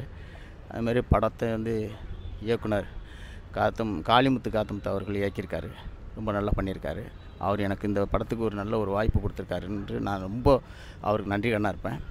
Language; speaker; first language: Tamil; native; Tamil